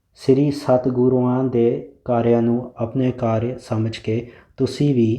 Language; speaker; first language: Punjabi; early bilingual, heritage; Punjabi